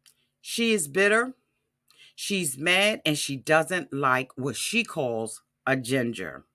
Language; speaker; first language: English; native; English